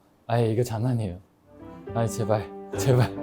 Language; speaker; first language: Korean; non-native, fluent; Chinese